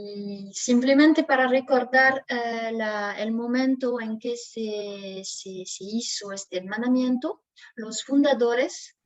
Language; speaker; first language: Spanish; non-native, fluent; French